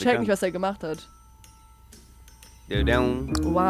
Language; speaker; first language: German; native; German